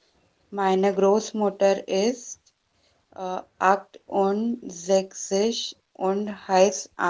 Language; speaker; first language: German; non-native, learner; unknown